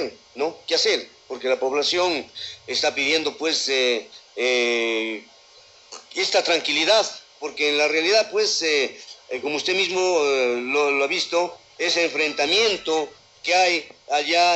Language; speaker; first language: Spanish; native; Spanish